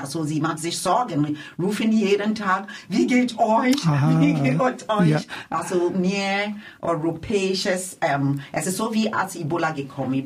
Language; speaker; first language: German; non-native, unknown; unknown